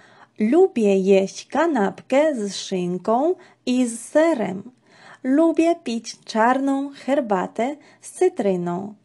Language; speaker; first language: Polish; non-native, fluent; Georgian